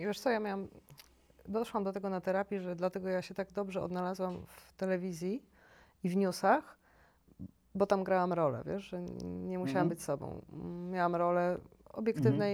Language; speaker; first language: Polish; native; Polish